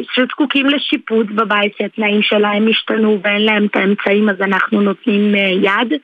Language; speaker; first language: Hebrew; early bilingual, other home language; Armenian